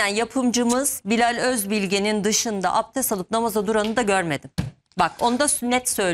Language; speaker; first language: Turkish; native; Turkish